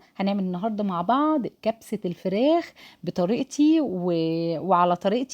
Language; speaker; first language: Arabic; native; Arabic